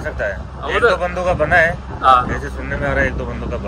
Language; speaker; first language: Hindi; native; Hindi